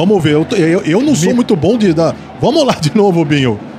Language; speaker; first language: Portuguese; native; Portuguese